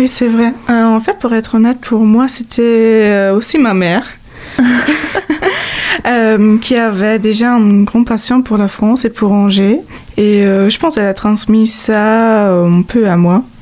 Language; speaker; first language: French; non-native, fluent; German